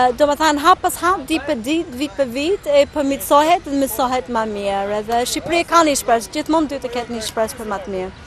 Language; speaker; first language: Albanian; non-native, fluent; English